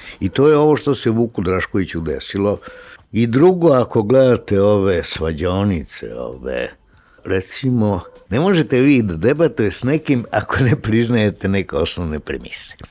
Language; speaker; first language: Serbian; native; Serbian